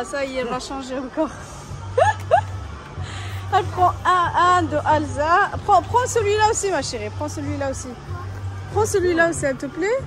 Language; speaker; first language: French; native; French